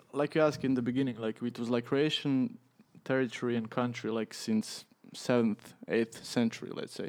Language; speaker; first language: English; non-native, fluent; Croatian